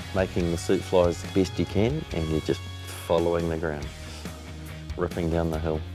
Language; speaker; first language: English; native; English